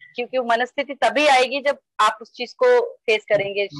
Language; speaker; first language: Hindi; native; Hindi